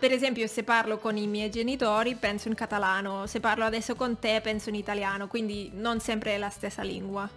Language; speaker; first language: Italian; non-native, fluent; Catalan